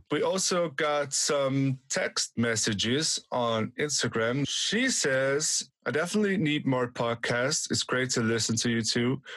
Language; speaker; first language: English; non-native, fluent; German